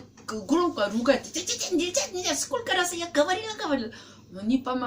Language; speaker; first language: Russian; non-native, learner; Korean